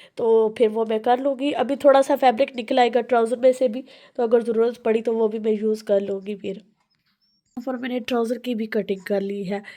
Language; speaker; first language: Urdu; non-native, local second language; Punjabi